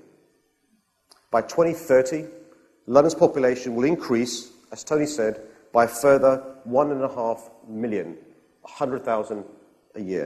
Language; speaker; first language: English; native; English